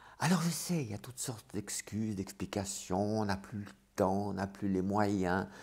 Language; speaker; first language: French; native; French